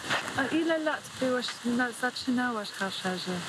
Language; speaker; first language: Polish; non-native, learner; English